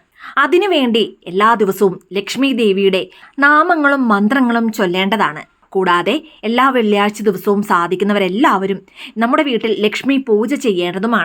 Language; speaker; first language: Malayalam; native; Malayalam